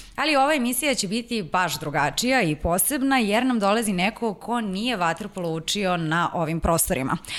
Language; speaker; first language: Serbian; native; Serbian